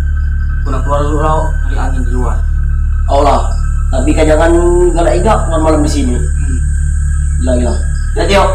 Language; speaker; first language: Indonesian; non-native, local second language; Malay